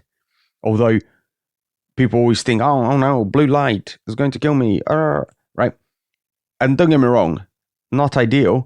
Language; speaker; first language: English; native; English